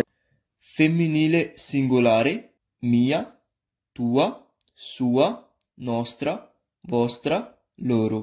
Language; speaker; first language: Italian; non-native, fluent; Punjabi